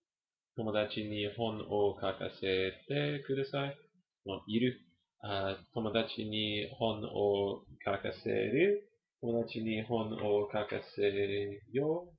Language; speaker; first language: Japanese; non-native, learner; English